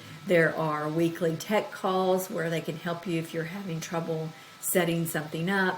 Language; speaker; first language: English; native; English